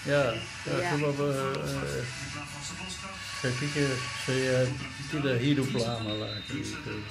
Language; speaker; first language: Indonesian; non-native, fluent; Dutch